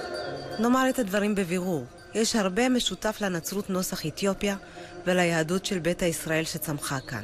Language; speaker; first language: Hebrew; native; Hebrew